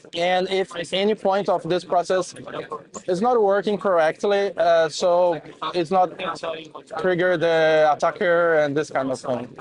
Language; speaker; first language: English; non-native, fluent; Portuguese